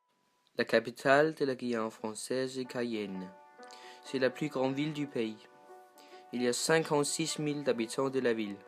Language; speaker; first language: French; non-native, learner; Danish